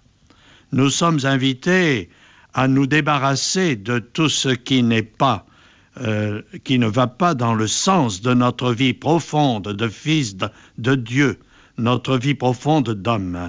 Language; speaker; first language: French; native; French